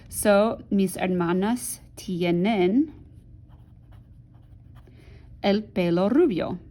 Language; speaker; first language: Spanish; non-native, fluent; English